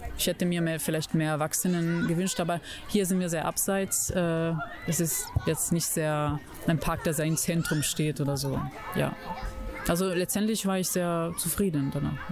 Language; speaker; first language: German; non-native, fluent; Italian